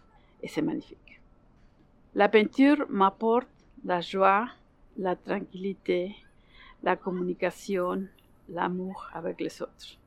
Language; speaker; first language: French; non-native, learner; Spanish